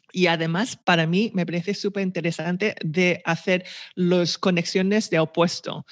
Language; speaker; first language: Spanish; non-native, fluent; Chinese